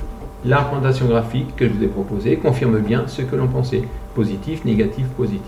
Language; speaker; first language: French; native; French